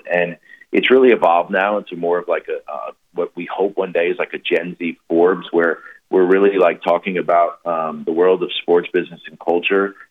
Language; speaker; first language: English; native; English